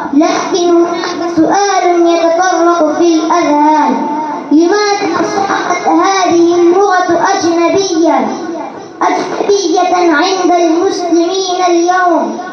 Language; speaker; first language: Arabic; non-native, learner; Urdu